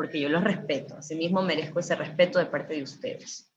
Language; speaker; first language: Spanish; native; Spanish